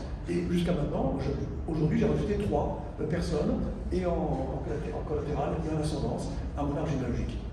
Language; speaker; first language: French; native; French